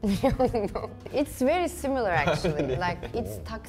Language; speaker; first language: English; non-native, fluent; Turkish